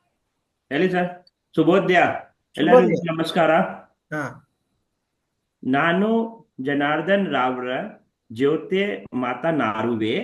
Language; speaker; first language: Kannada; non-native, learner; Hindi